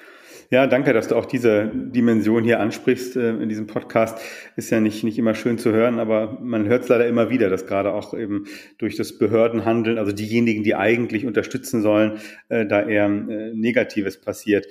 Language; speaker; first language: German; native; German